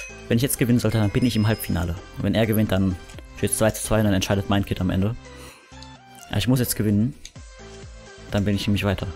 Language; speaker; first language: German; native; German